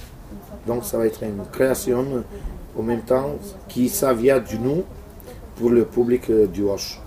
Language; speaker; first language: French; non-native, fluent; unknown